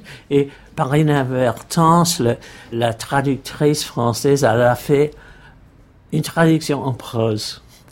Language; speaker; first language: French; non-native, fluent; English